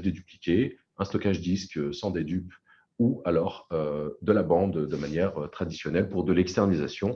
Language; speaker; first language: French; native; French